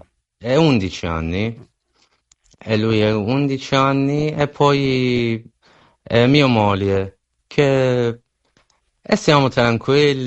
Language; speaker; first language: Italian; non-native, learner; Persian